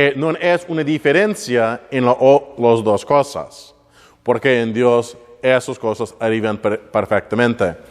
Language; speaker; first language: Spanish; non-native, learner; English